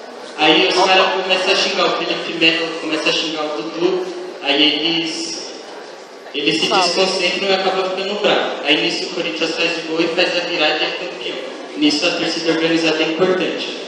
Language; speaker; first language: Portuguese; native; Portuguese